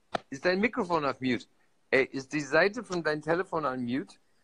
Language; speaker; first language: German; non-native, fluent; English